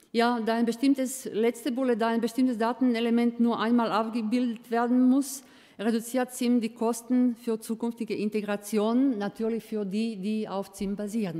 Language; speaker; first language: German; non-native, fluent; Croatian